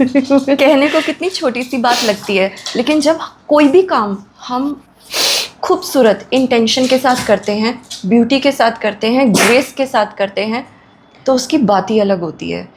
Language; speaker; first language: Hindi; native; Hindi